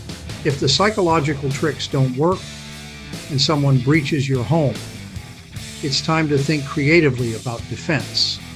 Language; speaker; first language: English; native; English